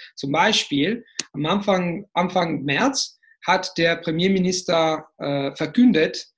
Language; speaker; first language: German; non-native, fluent; Italian